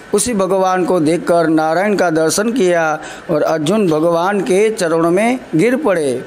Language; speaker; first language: Hindi; non-native, local second language; Gujarati